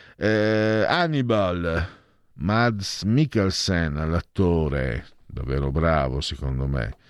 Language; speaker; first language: Italian; native; Italian